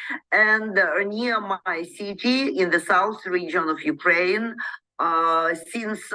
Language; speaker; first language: English; non-native, learner; Ukrainian